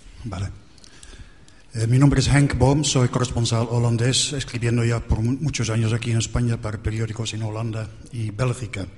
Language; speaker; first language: Spanish; non-native, fluent; Dutch